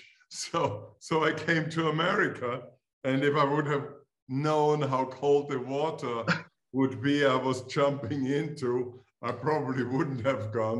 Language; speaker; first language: English; non-native, fluent; German